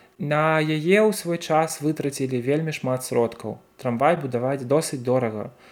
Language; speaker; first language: Belarusian; non-native, local second language; Russian